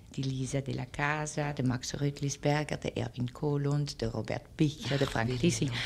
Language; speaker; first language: German; early bilingual, other home language; French